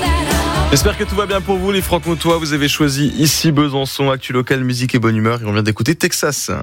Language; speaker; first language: French; native; French